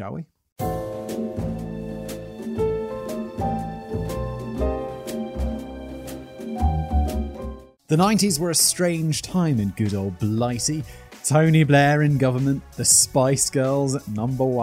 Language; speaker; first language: English; native; English